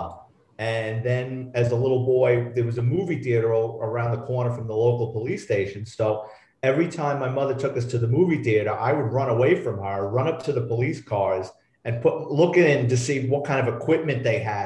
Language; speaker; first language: English; native; English